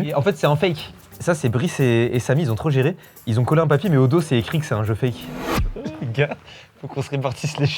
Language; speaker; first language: French; native; French